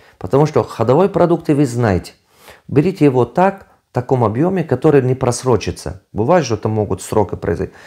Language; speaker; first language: Russian; non-native, local second language; Tajik